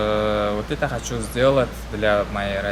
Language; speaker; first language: Russian; non-native, learner; Uzbek